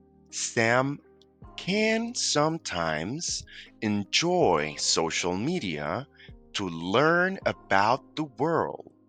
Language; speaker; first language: English; non-native, fluent; Spanish